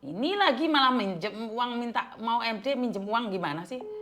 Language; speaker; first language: Indonesian; native; Indonesian